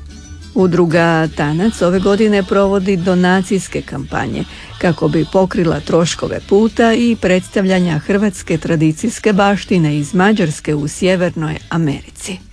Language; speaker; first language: Serbian; native; Serbian